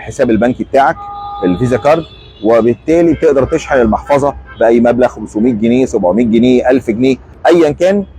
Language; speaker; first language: Arabic; native; Arabic